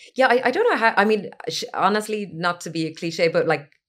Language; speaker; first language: English; native; English